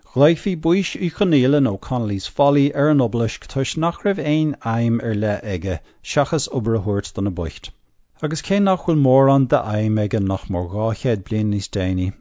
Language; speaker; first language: Irish; non-native, local second language; English